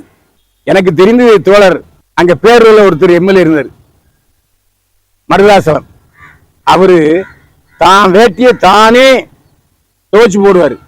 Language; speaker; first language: Tamil; native; Tamil